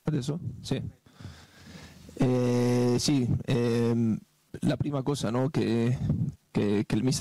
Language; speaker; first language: Italian; non-native, fluent; Portuguese